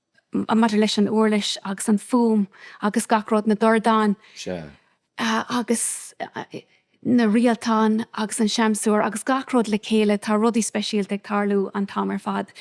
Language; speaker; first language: Irish; non-native, local second language; English